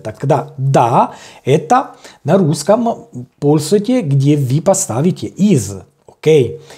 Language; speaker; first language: Russian; non-native, learner; Italian